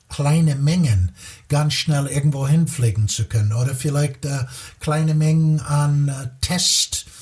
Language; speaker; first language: German; non-native, fluent; English